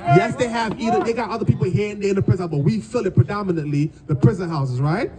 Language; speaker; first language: English; native; English